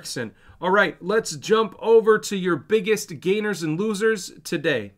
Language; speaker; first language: English; native; English